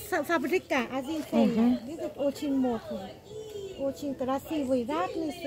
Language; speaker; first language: Russian; non-native, learner; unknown